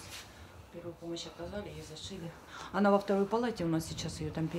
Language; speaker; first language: Russian; native; Russian